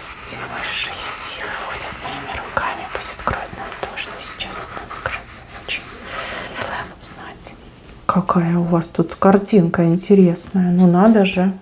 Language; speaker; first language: Russian; native; Russian